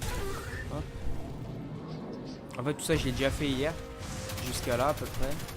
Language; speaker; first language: French; native; French